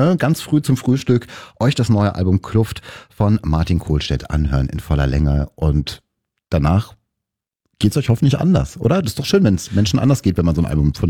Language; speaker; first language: German; native; German